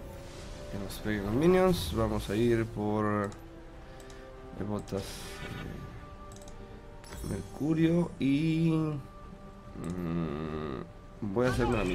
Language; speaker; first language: Spanish; native; Spanish